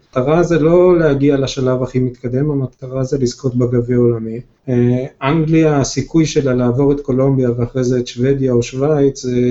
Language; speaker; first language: Hebrew; native; Hebrew